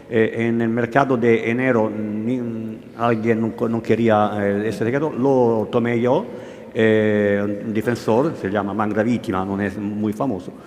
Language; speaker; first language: Spanish; non-native, learner; Italian